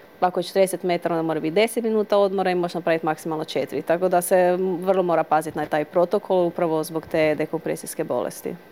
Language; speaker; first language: Croatian; early bilingual, heritage; Croatian